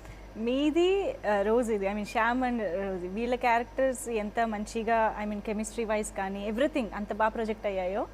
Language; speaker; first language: Telugu; native; Telugu